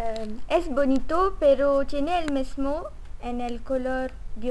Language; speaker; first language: Spanish; non-native, learner; French